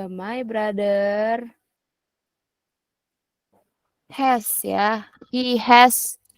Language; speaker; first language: English; non-native, learner; Indonesian